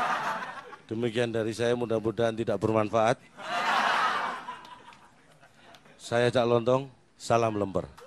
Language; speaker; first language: Indonesian; native; Indonesian